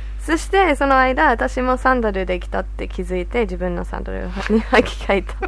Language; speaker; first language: Japanese; non-native, fluent; English